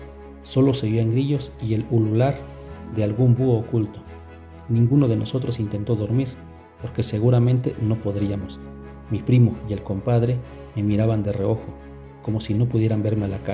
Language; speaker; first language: Spanish; native; Spanish